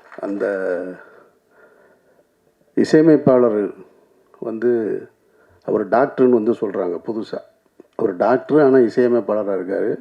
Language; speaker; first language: Tamil; native; Tamil